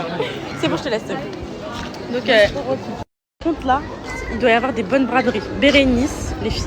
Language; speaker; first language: French; native; French